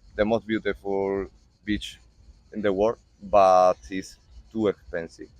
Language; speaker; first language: English; non-native, learner; Italian